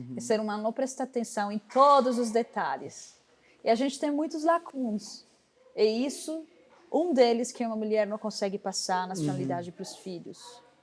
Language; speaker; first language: Portuguese; non-native, fluent; Arabic